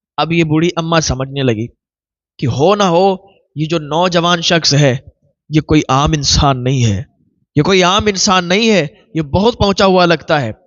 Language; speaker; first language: Urdu; native; Urdu